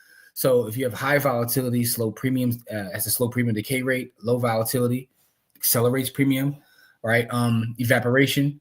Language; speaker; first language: English; native; English